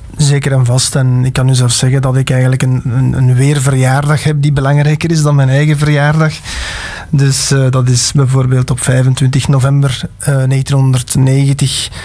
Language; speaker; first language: Dutch; native; Dutch